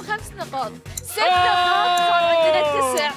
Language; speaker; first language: Arabic; native; Arabic